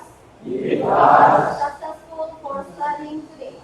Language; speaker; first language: English; non-native, learner; Indonesian